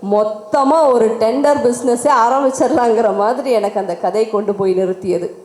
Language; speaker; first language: Tamil; native; Tamil